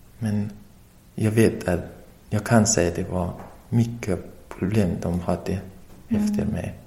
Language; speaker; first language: Swedish; non-native, learner; Persian